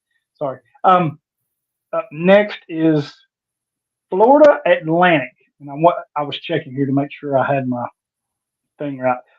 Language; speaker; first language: English; native; English